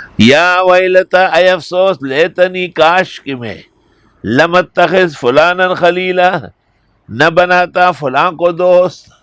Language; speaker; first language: Urdu; non-native, local second language; Pashto